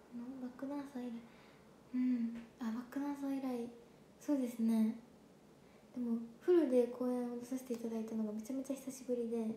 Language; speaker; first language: Japanese; native; Japanese